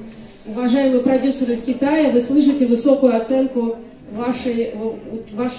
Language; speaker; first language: Russian; native; Russian